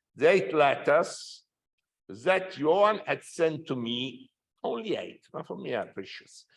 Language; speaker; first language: English; non-native, fluent; Italian